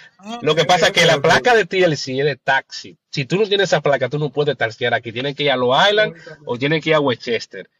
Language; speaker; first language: Spanish; native; Spanish